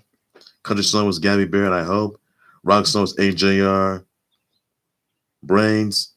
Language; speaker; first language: English; native; English